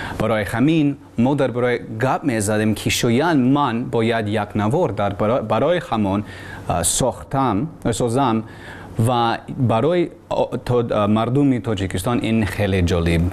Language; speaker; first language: Persian; non-native, fluent; English